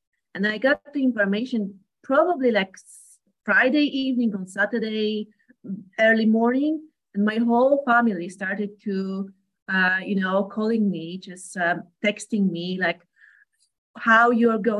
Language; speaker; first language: English; non-native, fluent; Polish